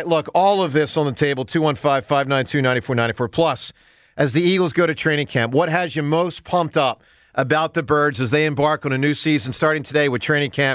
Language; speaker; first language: English; native; English